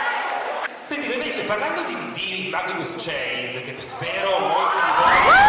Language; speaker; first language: Italian; native; Italian